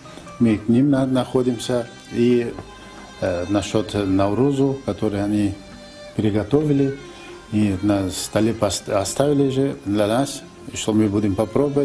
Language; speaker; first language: Russian; non-native, fluent; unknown